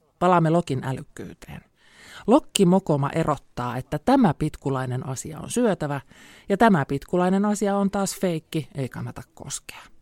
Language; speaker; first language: Finnish; native; Finnish